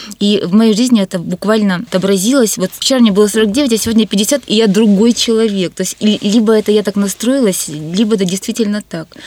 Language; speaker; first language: Russian; native; Russian